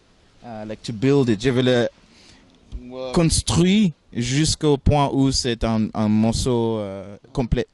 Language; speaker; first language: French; non-native, fluent; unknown